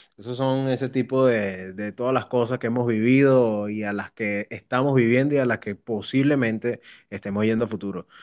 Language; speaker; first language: Spanish; native; Spanish